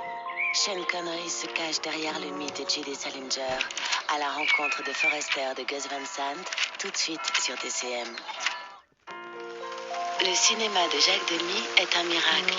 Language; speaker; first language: French; native; French